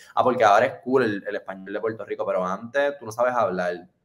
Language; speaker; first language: Spanish; early bilingual, other home language; English